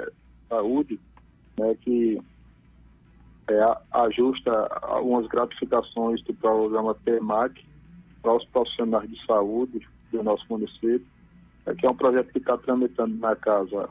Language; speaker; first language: Portuguese; native; Portuguese